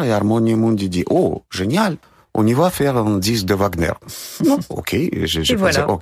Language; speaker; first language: French; non-native, fluent; Russian